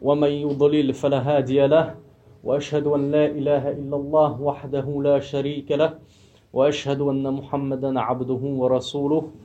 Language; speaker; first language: Arabic; non-native, fluent; French